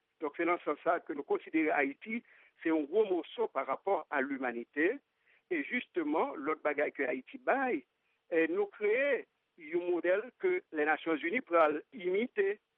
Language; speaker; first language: French; non-native, local second language; Haitian Creole